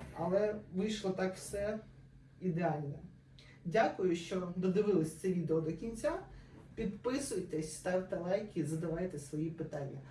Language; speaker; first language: Ukrainian; non-native, local second language; Russian